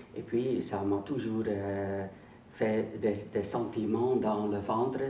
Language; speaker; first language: French; non-native, local second language; Dutch